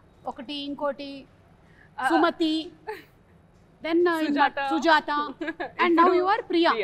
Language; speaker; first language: Telugu; native; Telugu